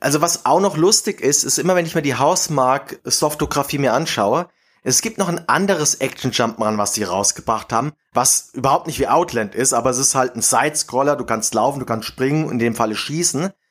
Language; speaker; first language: German; native; German